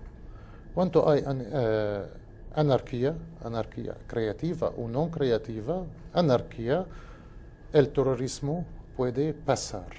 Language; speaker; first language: Portuguese; non-native, fluent; Spanish